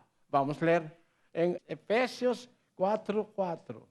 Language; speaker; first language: Portuguese; non-native, learner; Filipino